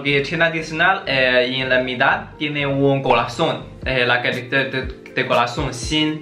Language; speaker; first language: Spanish; non-native, learner; Chinese